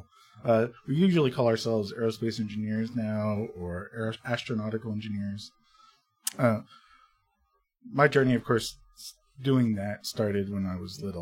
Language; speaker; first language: English; native; English